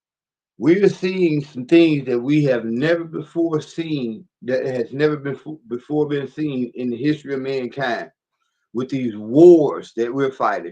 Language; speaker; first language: English; native; English